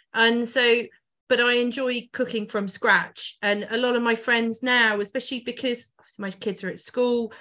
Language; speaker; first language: English; native; English